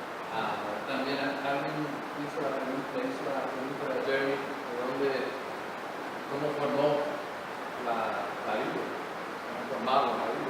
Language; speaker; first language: Spanish; non-native, fluent; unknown